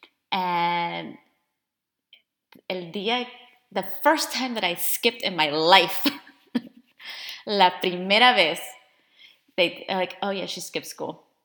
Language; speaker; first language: English; early bilingual, other home language; Spanish